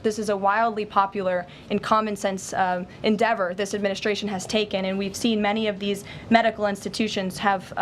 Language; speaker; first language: English; native; English